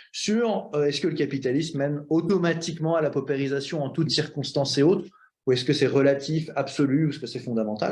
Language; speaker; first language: French; native; French